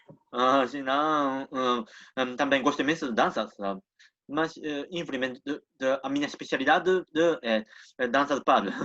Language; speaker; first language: Portuguese; non-native, learner; Japanese